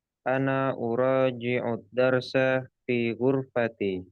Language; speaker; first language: Arabic; non-native, learner; Indonesian